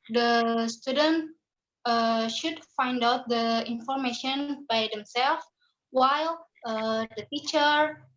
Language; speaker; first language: English; non-native, learner; Indonesian